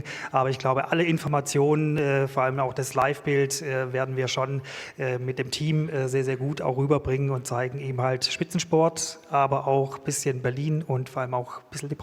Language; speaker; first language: German; native; German